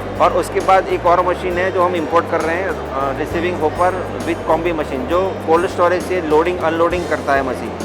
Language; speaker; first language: Hindi; native; Hindi